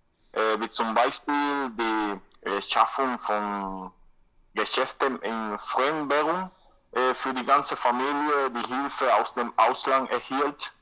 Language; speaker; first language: German; non-native, learner; Spanish